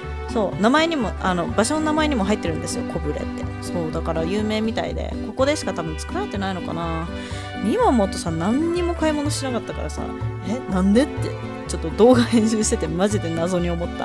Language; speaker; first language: Japanese; native; Japanese